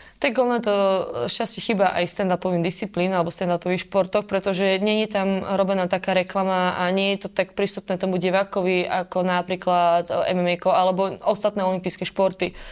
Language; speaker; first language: Slovak; native; Slovak